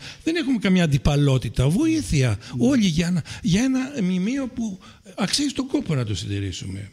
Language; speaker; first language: Greek; native; Greek